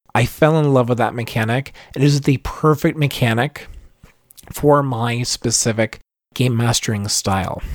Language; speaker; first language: English; native; English